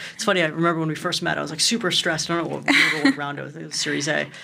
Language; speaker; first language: English; native; English